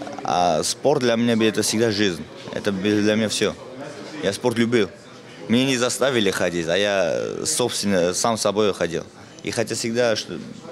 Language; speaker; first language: Russian; non-native, fluent; Armenian